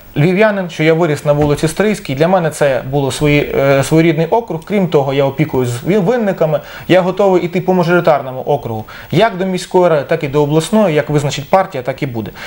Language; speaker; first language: Ukrainian; native; Ukrainian